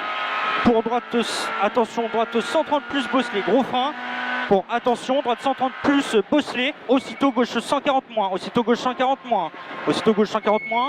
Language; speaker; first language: French; native; French